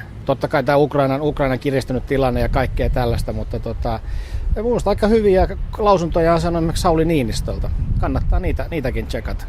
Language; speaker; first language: Finnish; native; Finnish